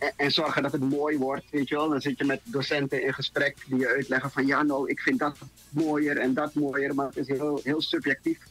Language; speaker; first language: Dutch; native; Dutch